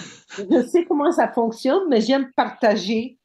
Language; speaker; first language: French; non-native, local second language; English